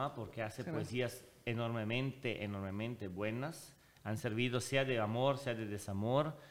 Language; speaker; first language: Spanish; non-native, fluent; Italian